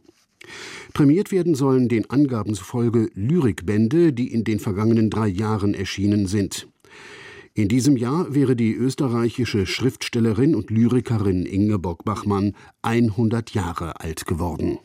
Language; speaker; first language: German; native; German